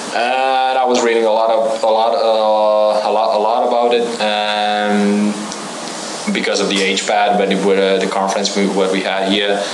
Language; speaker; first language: English; non-native, fluent; Croatian